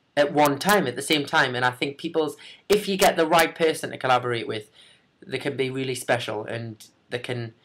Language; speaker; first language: English; native; English